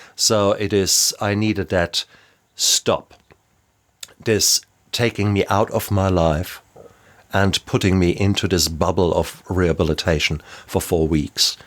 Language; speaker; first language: English; non-native, fluent; German